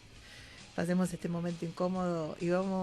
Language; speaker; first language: Spanish; native; Spanish